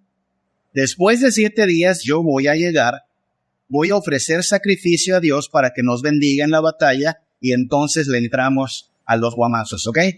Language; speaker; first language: Spanish; native; Spanish